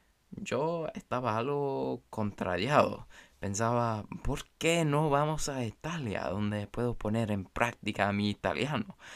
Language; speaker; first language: Spanish; non-native, fluent; English